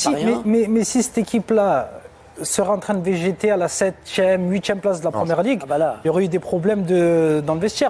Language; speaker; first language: French; native; French